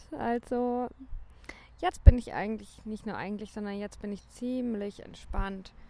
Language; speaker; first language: German; native; German